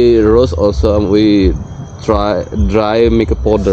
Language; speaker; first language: English; non-native, learner; Balinese